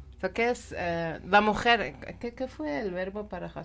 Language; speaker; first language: Spanish; non-native, learner; Persian